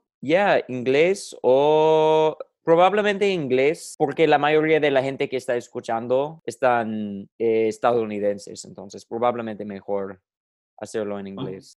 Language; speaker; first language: Spanish; non-native, fluent; English